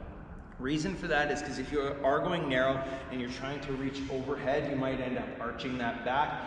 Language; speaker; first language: English; native; English